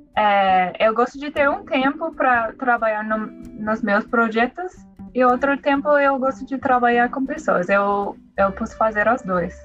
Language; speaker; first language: Portuguese; non-native, learner; English